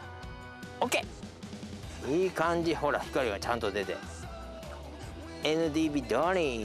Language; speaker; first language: Japanese; native; Japanese